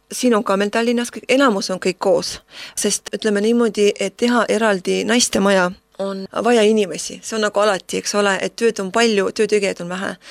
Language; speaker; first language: Estonian; non-native, local second language; Russian